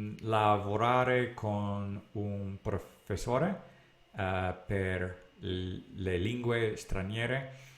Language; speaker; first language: Italian; non-native, learner; English